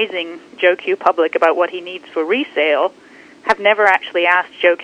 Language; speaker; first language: English; native; English